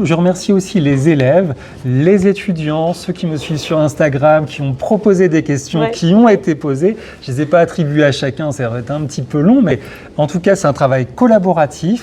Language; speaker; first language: French; native; French